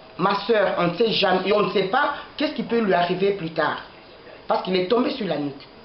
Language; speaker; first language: French; non-native, local second language; Lingala